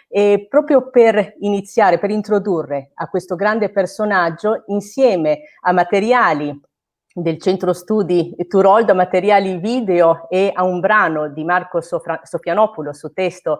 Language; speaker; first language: Italian; native; Italian